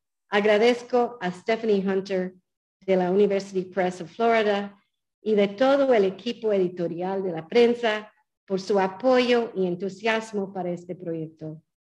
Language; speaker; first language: Spanish; non-native, fluent; English